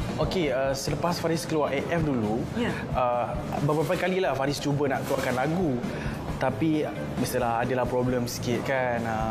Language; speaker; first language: Malay; native; Malay